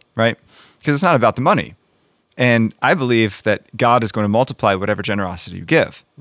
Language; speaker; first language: English; native; English